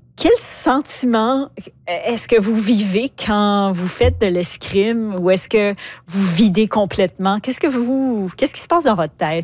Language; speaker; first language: French; native; French